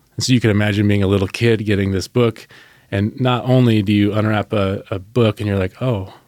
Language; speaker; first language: English; native; English